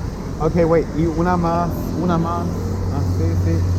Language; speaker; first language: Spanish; non-native, learner; English